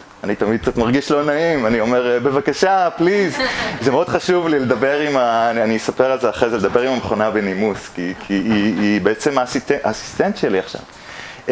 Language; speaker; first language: Hebrew; native; Hebrew